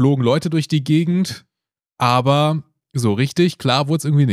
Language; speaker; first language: German; native; German